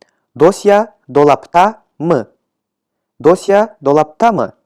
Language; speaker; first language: Turkish; non-native, fluent; Kyrgyz